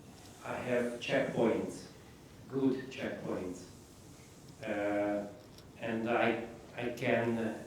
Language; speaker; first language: English; non-native, learner; Hungarian